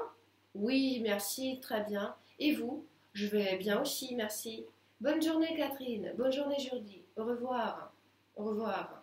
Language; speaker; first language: French; non-native, fluent; Russian